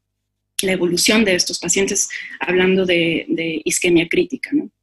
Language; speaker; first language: Spanish; native; Spanish